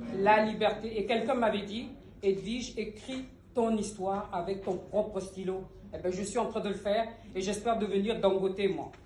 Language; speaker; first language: French; early bilingual, other home language; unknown